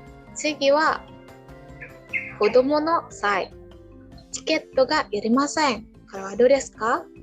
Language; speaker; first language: Japanese; non-native, learner; Indonesian